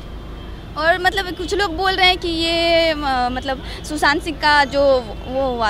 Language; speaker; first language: Hindi; native; Hindi